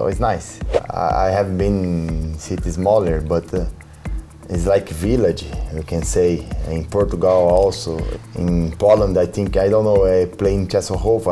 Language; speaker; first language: English; non-native, learner; Portuguese